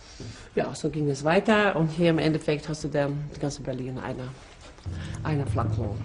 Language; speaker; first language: German; non-native, fluent; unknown